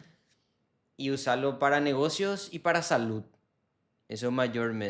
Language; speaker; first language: Spanish; native; Spanish